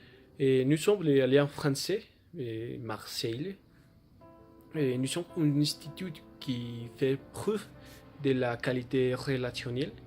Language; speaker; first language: French; non-native, learner; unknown